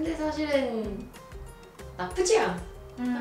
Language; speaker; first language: Korean; non-native, fluent; English